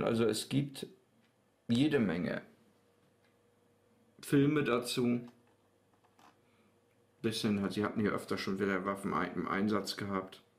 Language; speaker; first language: German; native; German